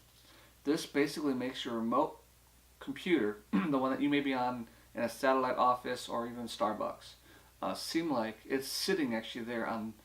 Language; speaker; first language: English; native; English